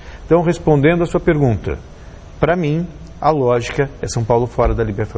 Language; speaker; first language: Portuguese; native; Portuguese